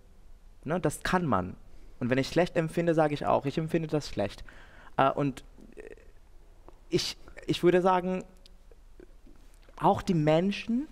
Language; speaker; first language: German; non-native, fluent; Bangla